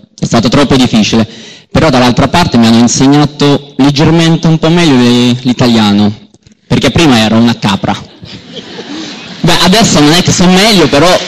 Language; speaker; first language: Italian; non-native, learner; Russian